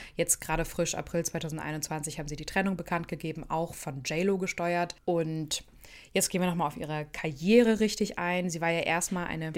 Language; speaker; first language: German; native; German